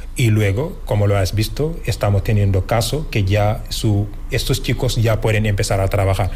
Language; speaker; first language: Spanish; non-native, fluent; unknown